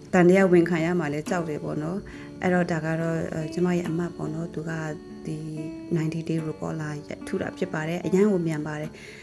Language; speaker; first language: Burmese; native; Burmese